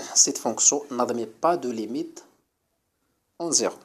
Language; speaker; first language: French; non-native, local second language; Arabic